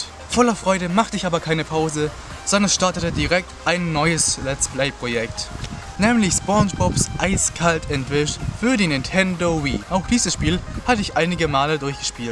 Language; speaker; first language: German; native; German